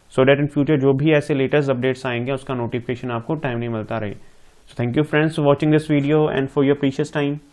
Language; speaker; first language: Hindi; non-native, local second language; Punjabi